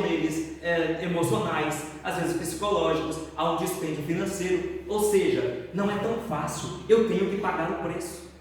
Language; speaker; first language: Portuguese; native; Portuguese